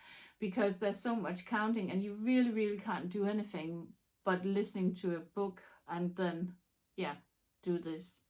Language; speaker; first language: English; non-native, fluent; Danish